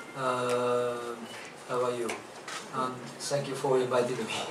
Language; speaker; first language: English; non-native, learner; Japanese